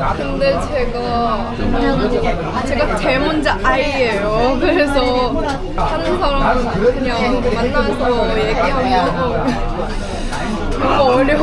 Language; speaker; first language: Korean; non-native, learner; Chinese